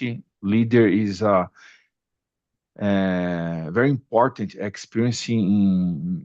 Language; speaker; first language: English; non-native, learner; Portuguese